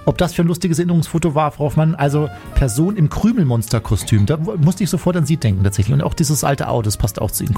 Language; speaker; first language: German; native; German